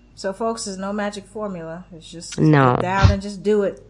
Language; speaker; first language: English; native; English